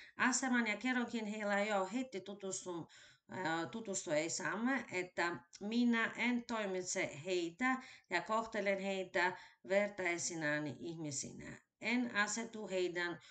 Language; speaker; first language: Finnish; non-native, fluent; Albanian